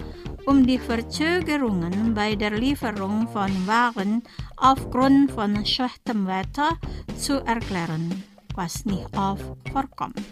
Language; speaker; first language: German; non-native, fluent; Indonesian